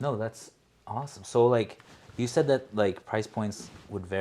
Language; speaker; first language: English; native; English